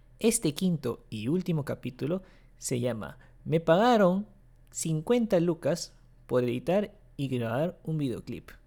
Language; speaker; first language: Spanish; early bilingual, other home language; Japanese